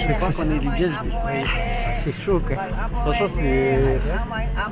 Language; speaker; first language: French; non-native, learner; Spanish